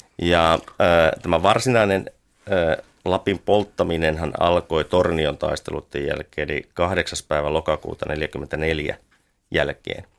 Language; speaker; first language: Finnish; native; Finnish